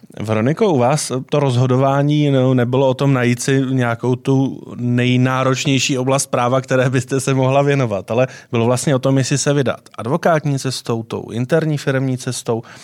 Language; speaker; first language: Czech; native; Czech